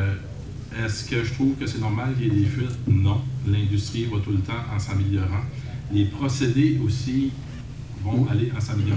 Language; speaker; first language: French; native; French